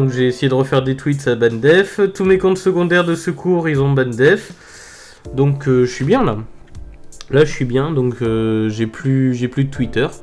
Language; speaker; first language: French; native; French